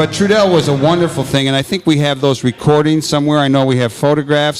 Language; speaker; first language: English; native; English